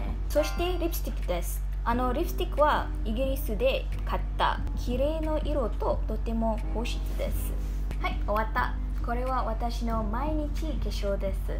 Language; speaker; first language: Japanese; non-native, learner; Malay